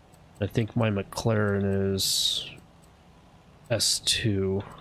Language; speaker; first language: English; native; English